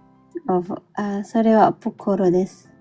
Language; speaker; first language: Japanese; non-native, learner; Filipino